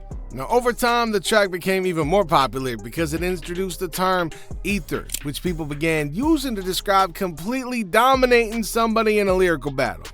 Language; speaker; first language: English; native; English